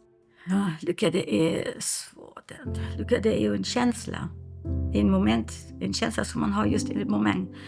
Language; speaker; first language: Swedish; non-native, fluent; German